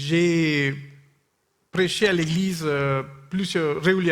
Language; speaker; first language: French; non-native, fluent; Spanish